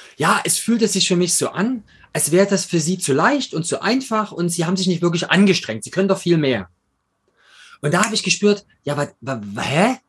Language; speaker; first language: German; native; German